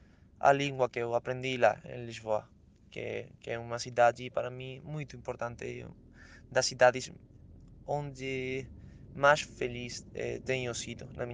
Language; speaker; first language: Portuguese; non-native, fluent; Spanish